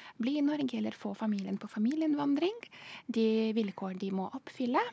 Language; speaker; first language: Norwegian; non-native, fluent; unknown